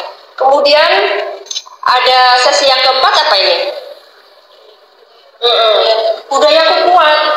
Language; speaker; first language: Indonesian; native; Indonesian